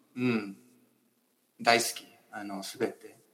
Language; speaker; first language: Japanese; non-native, learner; English